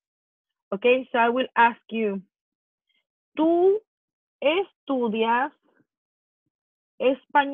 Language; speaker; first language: Spanish; non-native, fluent; English